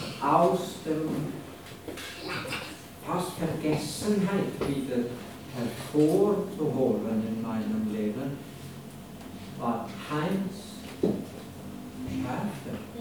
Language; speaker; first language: German; non-native, fluent; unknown